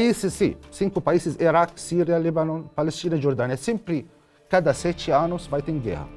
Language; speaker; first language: Portuguese; non-native, learner; Arabic